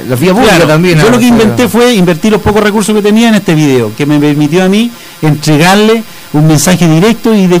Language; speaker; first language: Spanish; native; Spanish